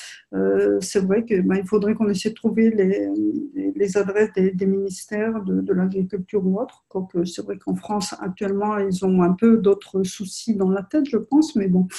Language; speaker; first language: French; native; French